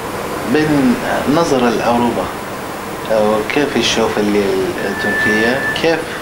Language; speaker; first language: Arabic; non-native, learner; Turkish